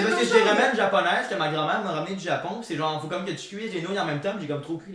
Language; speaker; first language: French; native; French